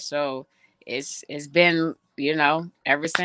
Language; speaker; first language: English; early bilingual, other home language; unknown